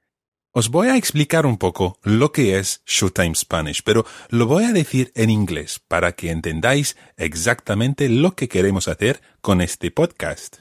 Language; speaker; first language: Spanish; non-native, fluent; English